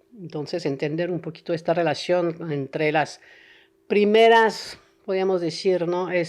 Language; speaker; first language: Spanish; non-native, fluent; French